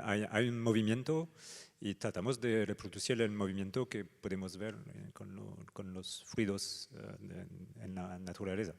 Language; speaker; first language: Spanish; non-native, fluent; French